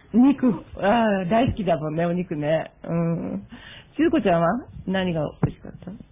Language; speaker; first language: Japanese; native; Japanese